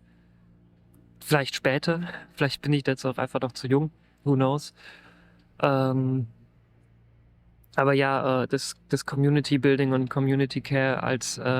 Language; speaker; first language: German; native; German